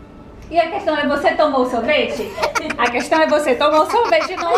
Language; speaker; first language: Portuguese; native; Portuguese